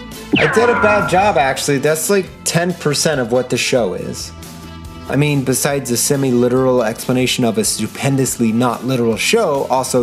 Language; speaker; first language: English; native; English